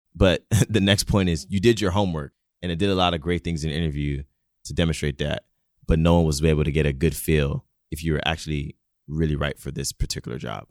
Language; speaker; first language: English; non-native, local second language; Yoruba